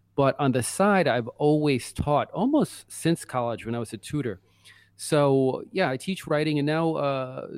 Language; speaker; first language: English; native; English